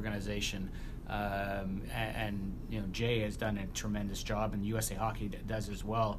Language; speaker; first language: English; native; English